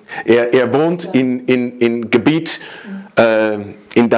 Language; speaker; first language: German; non-native, fluent; Dutch